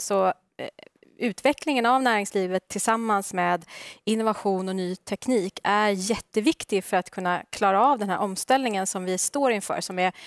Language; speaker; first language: Swedish; native; Swedish